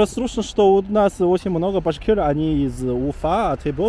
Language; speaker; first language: Russian; non-native, learner; Chinese